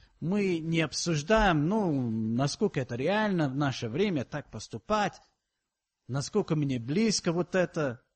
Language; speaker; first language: Russian; non-native, fluent; English